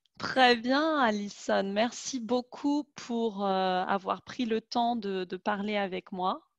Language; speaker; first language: French; native; French